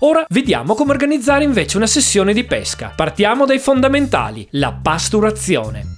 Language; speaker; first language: Italian; native; Italian